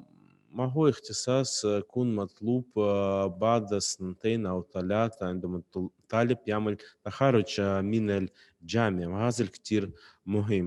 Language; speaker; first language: Arabic; non-native, fluent; Russian